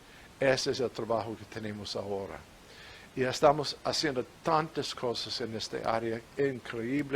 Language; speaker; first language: Spanish; non-native, fluent; English